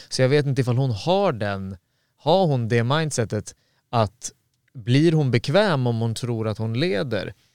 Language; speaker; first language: Swedish; native; Swedish